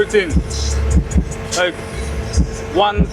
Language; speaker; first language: English; non-native, learner; Mongolian